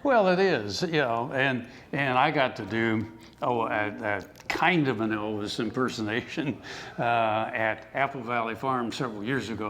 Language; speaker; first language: English; native; English